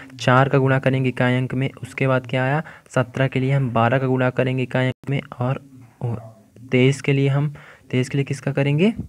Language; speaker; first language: Hindi; native; Hindi